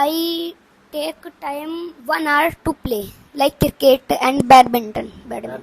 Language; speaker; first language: English; non-native, learner; Hindi